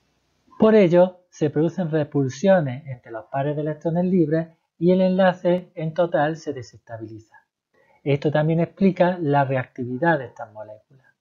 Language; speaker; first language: Spanish; native; Spanish